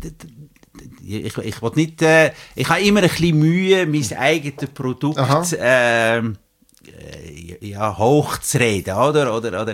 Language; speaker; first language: German; native; German